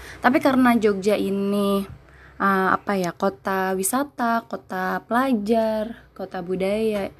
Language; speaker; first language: Indonesian; non-native, local second language; Sundanese